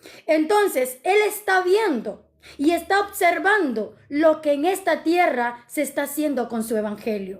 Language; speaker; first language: Spanish; native; Spanish